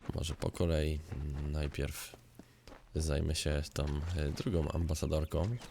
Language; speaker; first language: Polish; native; Polish